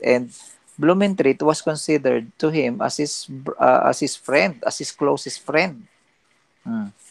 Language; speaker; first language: English; non-native, local second language; Filipino